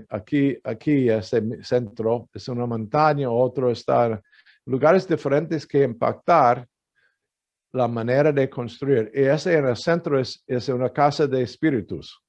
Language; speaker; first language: Spanish; non-native, fluent; English